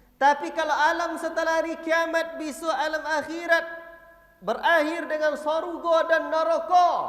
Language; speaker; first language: Malay; non-native, local second language; Minangkabau